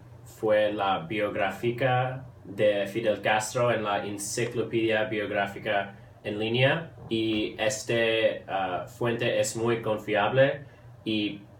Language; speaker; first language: Spanish; early bilingual, heritage; English